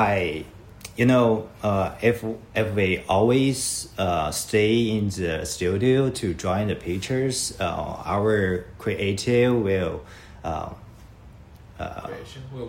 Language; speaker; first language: English; non-native, learner; Chinese